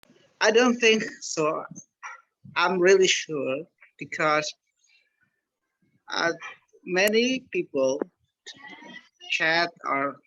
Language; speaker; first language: English; non-native, learner; Indonesian